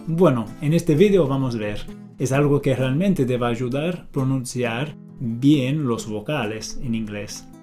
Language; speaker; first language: Spanish; non-native, fluent; English